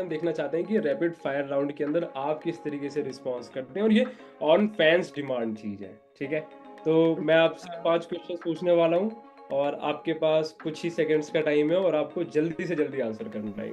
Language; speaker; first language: Hindi; native; Hindi